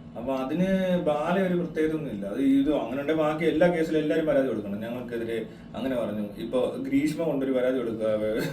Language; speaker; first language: Malayalam; native; Malayalam